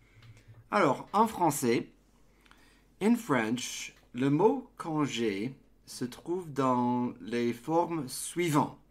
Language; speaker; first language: French; non-native, fluent; English